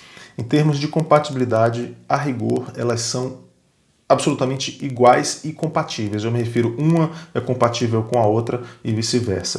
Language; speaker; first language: Portuguese; native; Portuguese